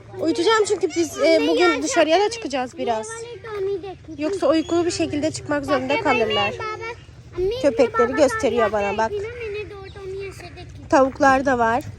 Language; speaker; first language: Turkish; non-native, fluent; Urdu